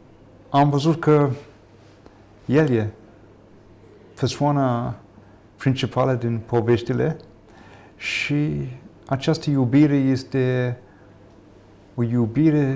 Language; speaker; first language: Romanian; non-native, fluent; English